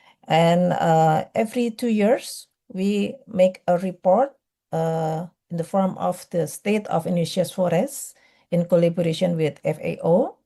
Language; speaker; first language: English; non-native, fluent; Indonesian